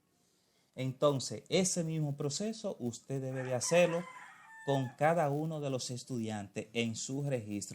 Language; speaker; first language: Spanish; native; Spanish